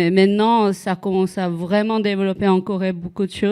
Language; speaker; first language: French; non-native, fluent; Korean